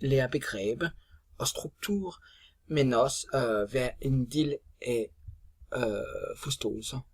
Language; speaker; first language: Danish; non-native, fluent; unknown